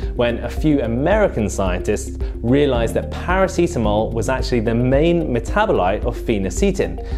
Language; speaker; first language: English; native; English